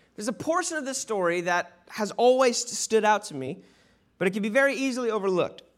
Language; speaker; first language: English; native; English